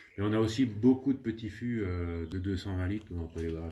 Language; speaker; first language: French; native; French